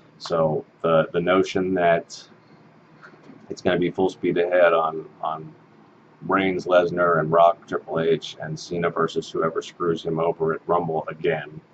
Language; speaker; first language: English; native; English